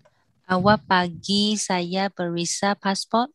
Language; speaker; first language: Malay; non-native, learner; Vietnamese